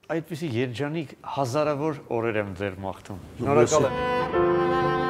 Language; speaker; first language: Armenian; native; Armenian